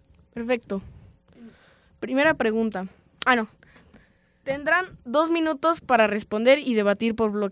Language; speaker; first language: Spanish; native; Spanish